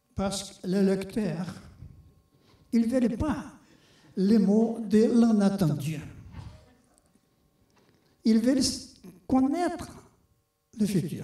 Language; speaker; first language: French; non-native, fluent; Portuguese